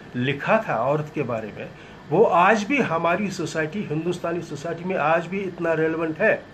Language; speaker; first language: Hindi; native; Hindi